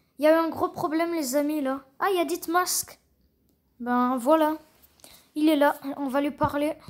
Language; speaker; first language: French; native; French